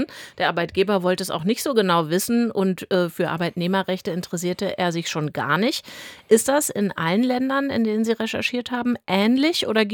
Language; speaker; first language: German; native; German